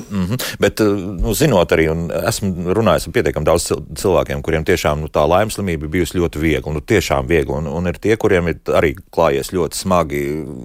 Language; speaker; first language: Latvian; native; Latvian